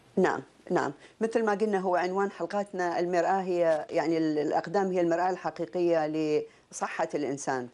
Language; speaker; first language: Arabic; native; Arabic